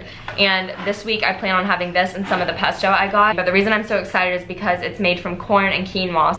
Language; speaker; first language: English; native; English